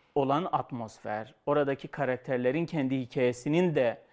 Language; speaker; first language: Turkish; native; Turkish